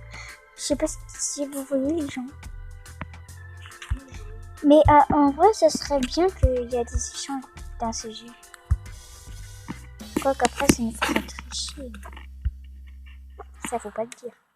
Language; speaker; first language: French; native; French